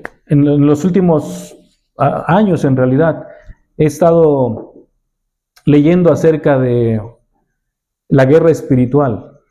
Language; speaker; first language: Spanish; native; Spanish